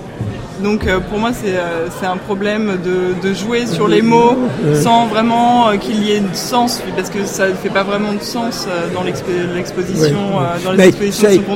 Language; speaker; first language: French; native; French